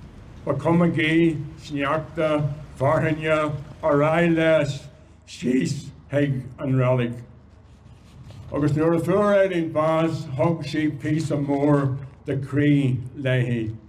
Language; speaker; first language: Irish; non-native, local second language; English